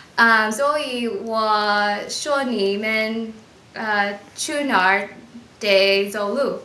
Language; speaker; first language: Chinese; non-native, learner; English